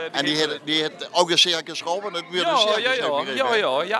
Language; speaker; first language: Dutch; native; Dutch